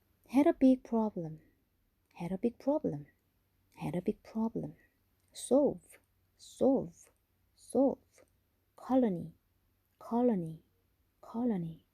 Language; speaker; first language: English; non-native, fluent; Korean